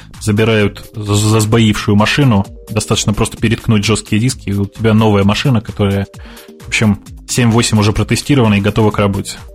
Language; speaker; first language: Russian; native; Russian